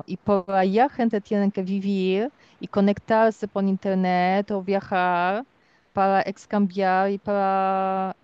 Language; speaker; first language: Spanish; non-native, learner; Polish